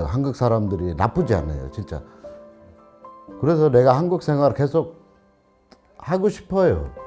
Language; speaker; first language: Korean; non-native, learner; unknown